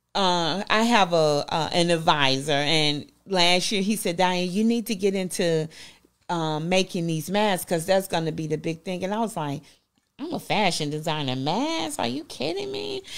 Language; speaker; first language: English; native; English